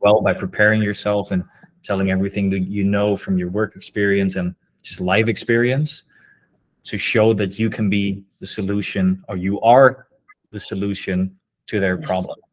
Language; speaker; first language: English; non-native, fluent; Dutch